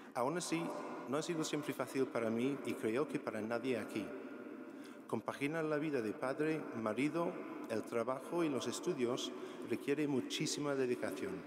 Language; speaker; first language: Spanish; non-native, fluent; English